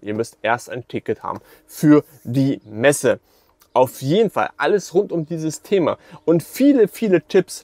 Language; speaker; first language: German; native; German